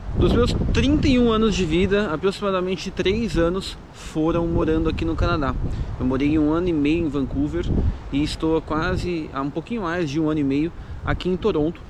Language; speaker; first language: Portuguese; native; Portuguese